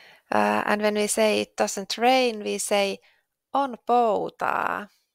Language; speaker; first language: English; non-native, fluent; Finnish